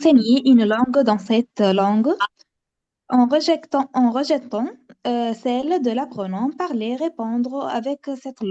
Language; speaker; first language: French; non-native, local second language; Arabic